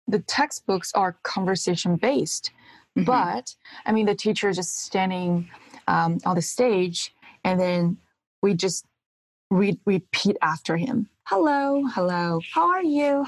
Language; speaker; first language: English; non-native, fluent; Chinese